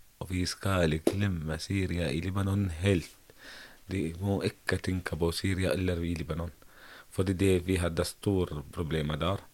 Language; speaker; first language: Norwegian; non-native, learner; Arabic